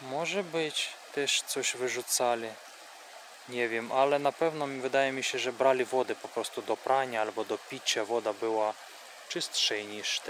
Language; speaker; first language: Polish; non-native, fluent; Russian